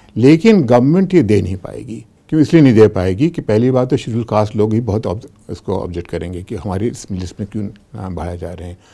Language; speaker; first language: Hindi; native; Hindi